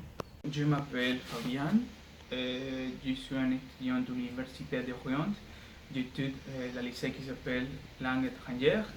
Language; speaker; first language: French; non-native, learner; Spanish